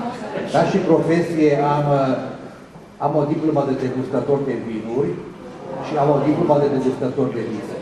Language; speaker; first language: Romanian; non-native, fluent; Hungarian